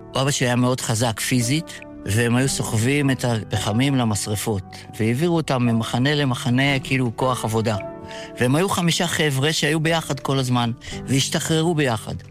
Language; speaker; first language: Hebrew; early bilingual, other home language; Yiddish